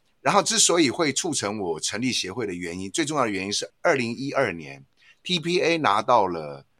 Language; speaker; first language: Chinese; native; Chinese